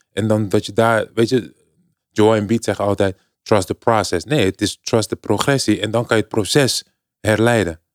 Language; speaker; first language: Dutch; native; Dutch